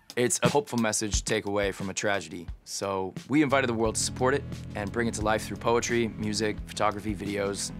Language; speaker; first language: English; native; English